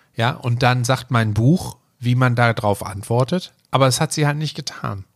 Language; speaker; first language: German; native; German